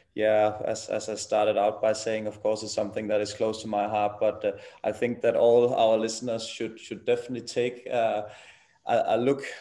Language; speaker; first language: English; non-native, fluent; Danish